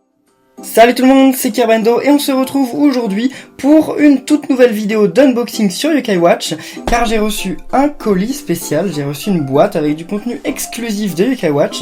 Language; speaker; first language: French; native; French